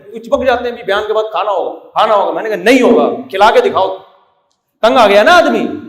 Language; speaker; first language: Urdu; native; Urdu